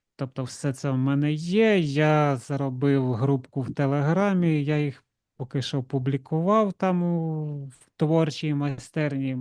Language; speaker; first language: Ukrainian; non-native, local second language; Russian